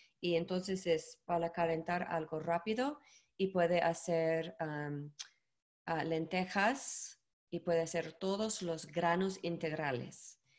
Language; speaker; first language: Spanish; non-native, learner; English